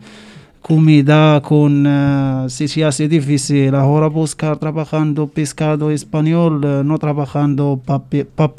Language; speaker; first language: Spanish; non-native, learner; Arabic